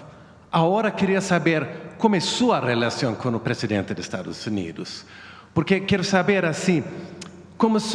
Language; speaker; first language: Spanish; non-native, fluent; Swedish